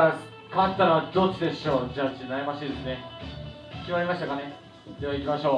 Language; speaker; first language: Japanese; native; Japanese